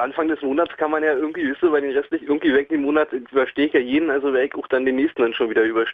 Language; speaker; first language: German; native; German